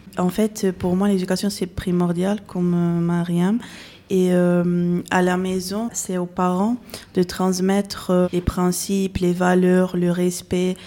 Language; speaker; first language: French; non-native, fluent; Portuguese